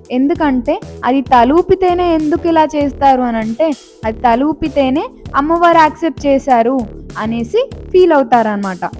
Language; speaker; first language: Telugu; non-native, local second language; Lambadi